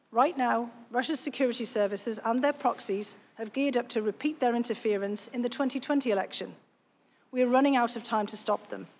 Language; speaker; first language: English; native; English